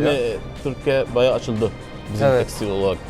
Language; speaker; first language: Turkish; non-native, learner; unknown